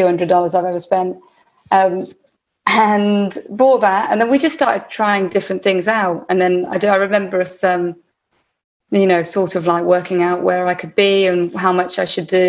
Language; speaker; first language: English; native; English